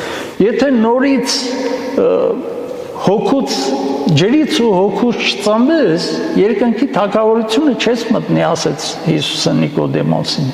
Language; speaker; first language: Armenian; native; Armenian